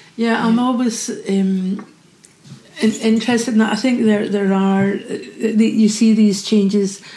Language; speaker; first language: English; native; English